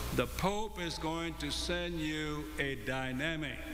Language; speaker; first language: English; native; English